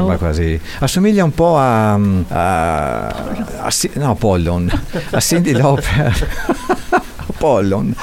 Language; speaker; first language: Italian; native; Italian